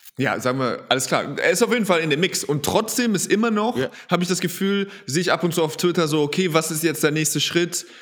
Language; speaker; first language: German; native; German